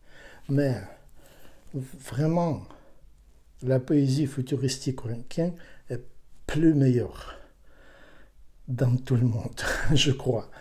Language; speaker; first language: French; non-native, learner; Ukrainian